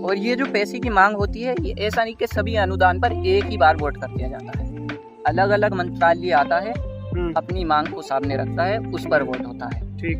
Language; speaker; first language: Hindi; native; Hindi